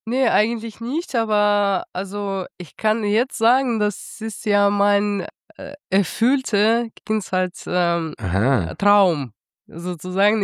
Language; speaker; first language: German; non-native, fluent; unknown